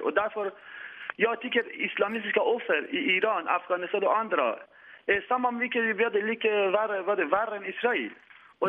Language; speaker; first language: Swedish; non-native, learner; Persian